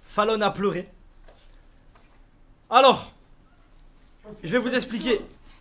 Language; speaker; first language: French; native; French